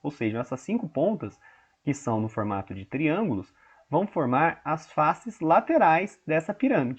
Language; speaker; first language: Portuguese; native; Portuguese